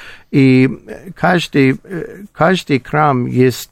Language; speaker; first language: Russian; non-native, learner; English